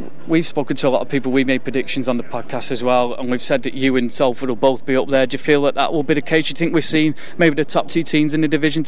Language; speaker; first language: English; native; English